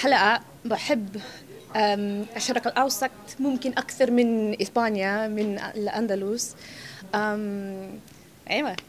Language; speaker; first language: Arabic; non-native, fluent; English